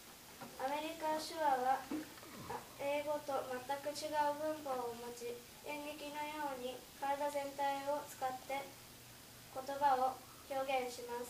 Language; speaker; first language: Japanese; early bilingual, heritage; Japanese